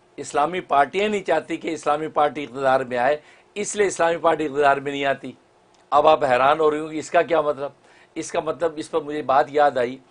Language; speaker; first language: Urdu; non-native, local second language; Punjabi